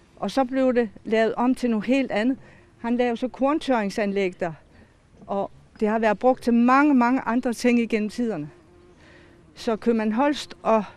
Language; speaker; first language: Danish; native; Danish